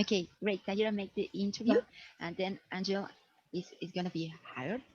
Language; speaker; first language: English; non-native, fluent; Spanish